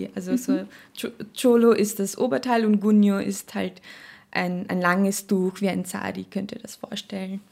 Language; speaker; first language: German; non-native, fluent; Nepali